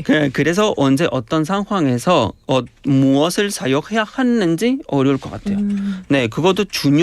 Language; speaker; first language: Korean; non-native, fluent; Spanish